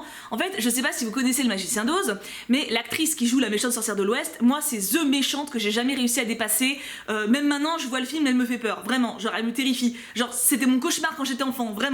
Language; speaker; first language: French; native; French